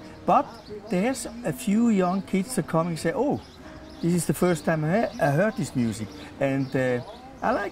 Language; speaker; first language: English; non-native, fluent; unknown